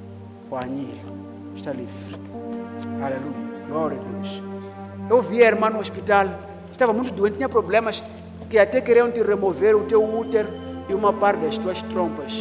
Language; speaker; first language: Portuguese; non-native, local second language; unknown